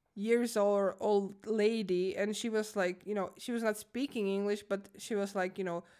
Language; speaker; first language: English; non-native, fluent; Croatian